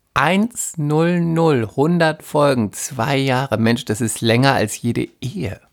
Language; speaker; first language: German; non-native, fluent; Spanish